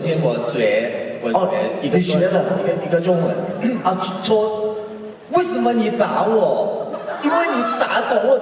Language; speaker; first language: Chinese; non-native, learner; Thai